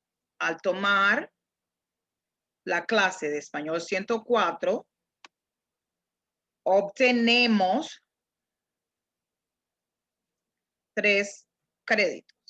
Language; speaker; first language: Spanish; non-native, fluent; English